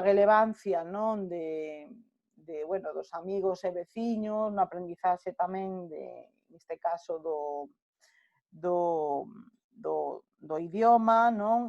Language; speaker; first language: Galician; non-native, local second language; Spanish